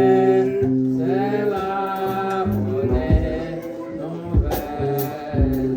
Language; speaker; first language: French; non-native, local second language; Haitian Creole